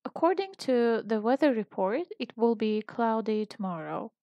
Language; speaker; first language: English; non-native, fluent; Azerbaijani